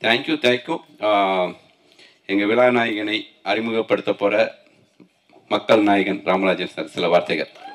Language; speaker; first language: Tamil; native; Tamil